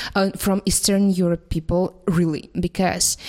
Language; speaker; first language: English; non-native, fluent; Russian